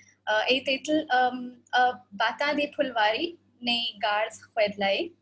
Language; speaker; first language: Welsh; non-native, fluent; Hindi